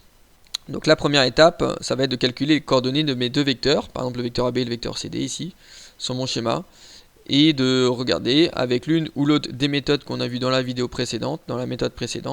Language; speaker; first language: French; native; French